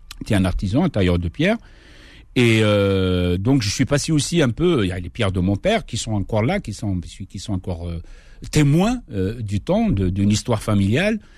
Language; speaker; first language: French; non-native, local second language; Kabyle